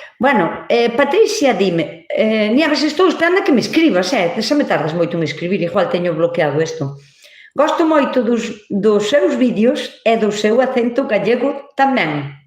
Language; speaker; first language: Galician; native; Galician